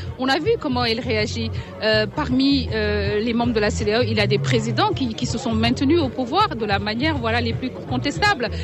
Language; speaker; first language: French; non-native, local second language; Wolof